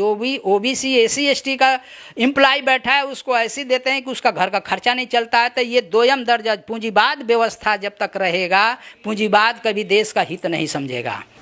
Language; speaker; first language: Hindi; native; Hindi